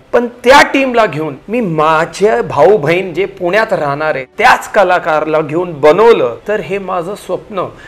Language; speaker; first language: Marathi; non-native, local second language; Punjabi